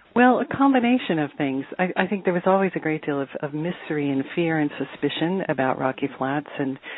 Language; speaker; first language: English; native; English